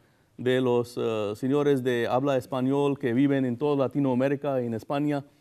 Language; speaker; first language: Spanish; non-native, fluent; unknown